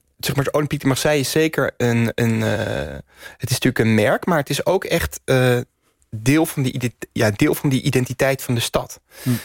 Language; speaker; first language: Dutch; native; Dutch